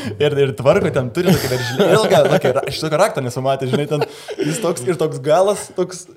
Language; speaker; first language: Lithuanian; native; Lithuanian